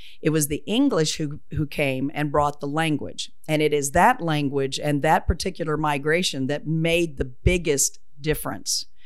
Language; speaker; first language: English; native; English